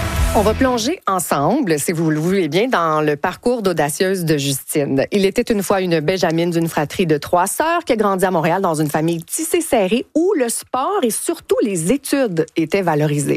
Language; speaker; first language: French; native; French